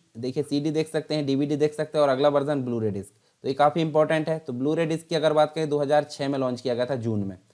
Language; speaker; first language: Hindi; native; Hindi